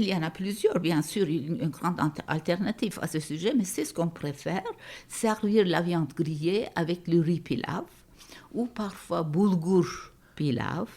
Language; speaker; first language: French; non-native, fluent; Turkish